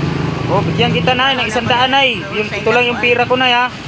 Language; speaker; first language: Filipino; non-native, local second language; Cebuano